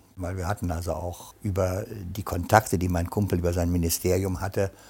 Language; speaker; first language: German; native; German